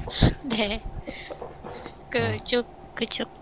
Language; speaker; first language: Korean; non-native, learner; Indonesian